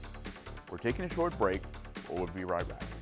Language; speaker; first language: English; native; English